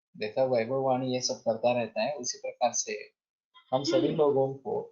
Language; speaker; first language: Hindi; non-native, local second language; Marathi